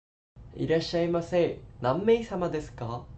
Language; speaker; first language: Japanese; non-native, learner; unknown